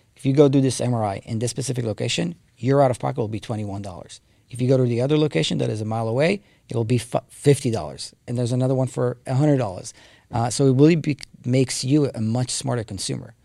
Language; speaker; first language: English; non-native, fluent; Hebrew